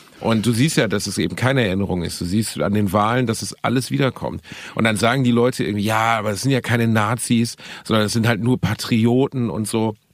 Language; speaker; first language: German; early bilingual, other home language; Turkish